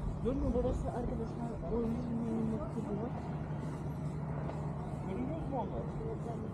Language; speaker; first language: Turkish; non-native, learner; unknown